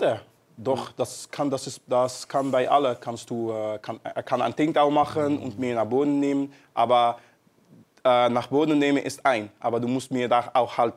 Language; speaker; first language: German; non-native, learner; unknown